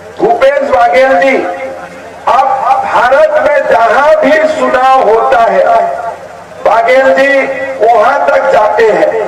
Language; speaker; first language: Hindi; non-native, local second language; Assamese